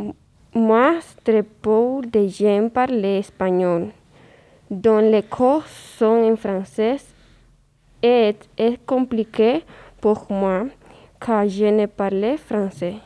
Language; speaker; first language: French; non-native, learner; Spanish